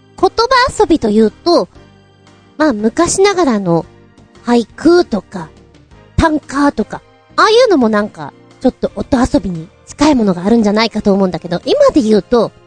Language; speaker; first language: Japanese; native; Japanese